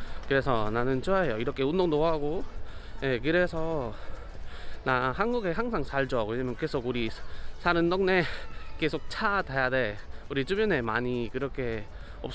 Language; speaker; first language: Korean; non-native, learner; Spanish